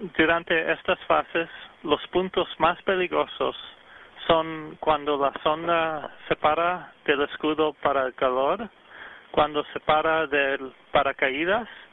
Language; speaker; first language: Spanish; early bilingual, heritage; English